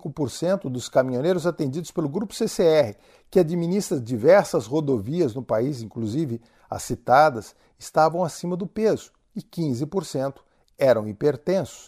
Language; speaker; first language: Portuguese; native; Portuguese